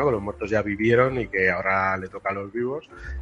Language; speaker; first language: Spanish; native; Spanish